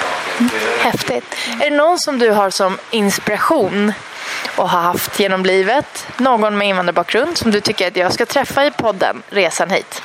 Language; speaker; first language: Swedish; early bilingual, other home language; Persian